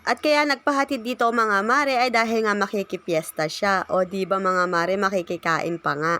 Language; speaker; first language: Filipino; native; Filipino